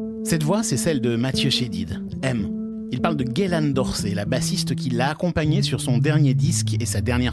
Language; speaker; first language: French; native; French